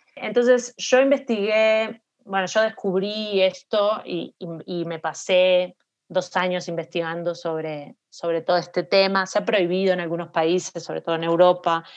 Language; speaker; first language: Spanish; native; Spanish